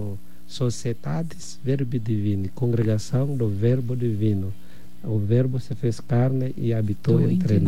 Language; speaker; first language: Portuguese; non-native, fluent; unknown